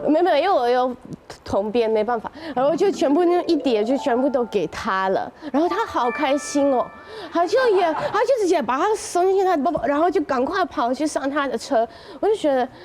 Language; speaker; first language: Chinese; non-native, fluent; Russian